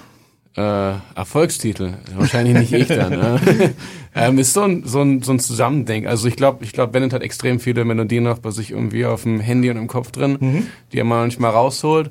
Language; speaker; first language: German; native; German